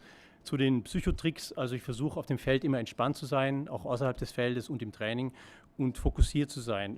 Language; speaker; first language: German; native; German